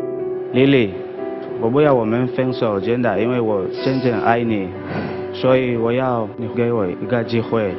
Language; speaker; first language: Chinese; non-native, learner; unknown